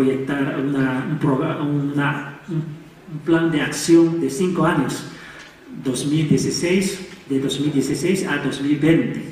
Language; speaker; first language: Spanish; non-native, fluent; Chinese